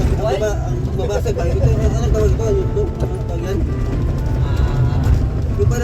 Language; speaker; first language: Filipino; non-native, local second language; Cebuano